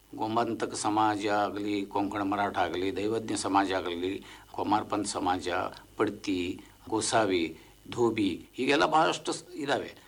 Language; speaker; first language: Kannada; non-native, local second language; Konkani